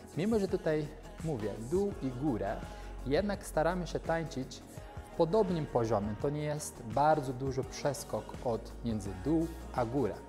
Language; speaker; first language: Polish; non-native, fluent; Portuguese